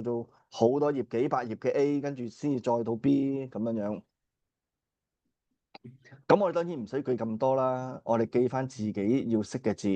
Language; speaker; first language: Cantonese; native; Cantonese